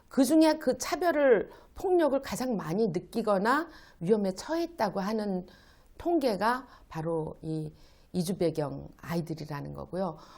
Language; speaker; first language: Korean; native; Korean